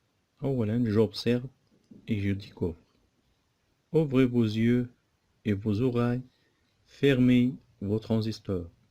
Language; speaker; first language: French; non-native, local second language; Arabic